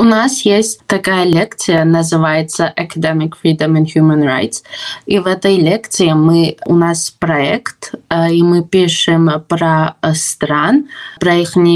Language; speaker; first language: Russian; non-native, fluent; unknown